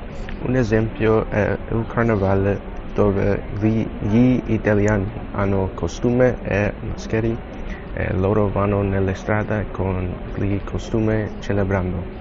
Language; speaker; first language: Italian; non-native, learner; English